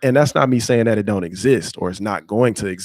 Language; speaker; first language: English; native; English